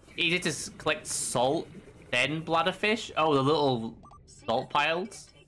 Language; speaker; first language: English; native; English